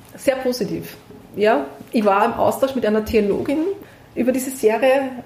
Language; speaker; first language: German; native; German